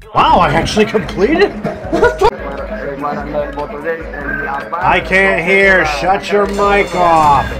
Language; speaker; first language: English; native; English